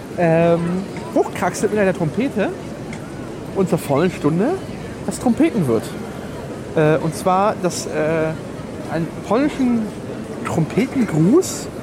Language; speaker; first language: German; early bilingual, other home language; Polish